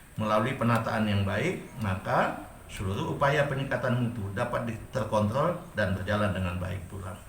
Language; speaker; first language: Indonesian; non-native, local second language; Achinese